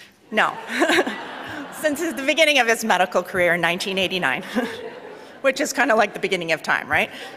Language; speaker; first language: English; native; English